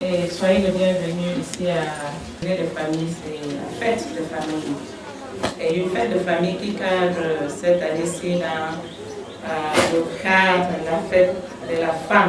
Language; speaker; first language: French; non-native, local second language; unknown